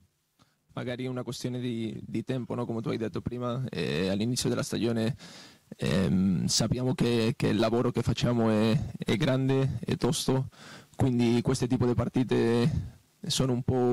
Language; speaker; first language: Italian; non-native, fluent; Portuguese